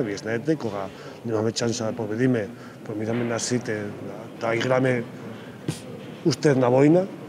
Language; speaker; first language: Macedonian; non-native, learner; Spanish